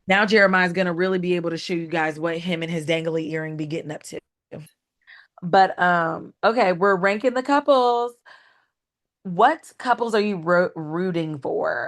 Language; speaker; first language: English; native; English